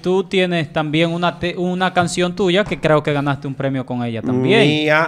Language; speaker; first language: Spanish; native; Spanish